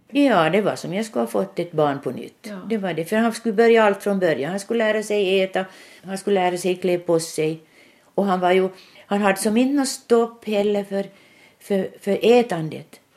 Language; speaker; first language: Swedish; native; Swedish